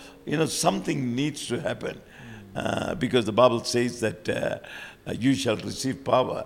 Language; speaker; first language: English; non-native, local second language; Tamil